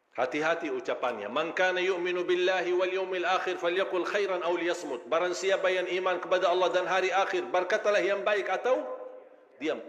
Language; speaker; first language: Malay; non-native, fluent; Arabic